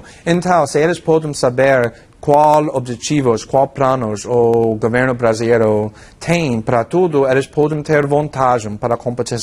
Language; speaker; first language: Portuguese; non-native, fluent; English